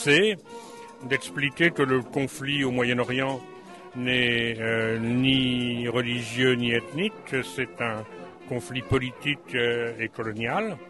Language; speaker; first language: French; native; French